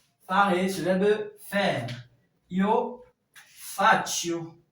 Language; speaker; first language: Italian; non-native, fluent; French